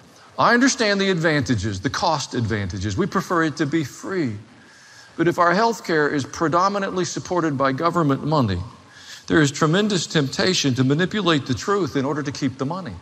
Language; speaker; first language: English; native; English